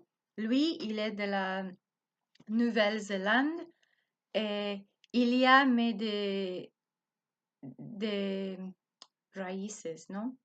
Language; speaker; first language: French; non-native, learner; Spanish